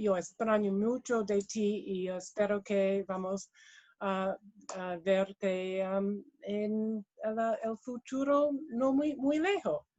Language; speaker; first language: Spanish; non-native, learner; English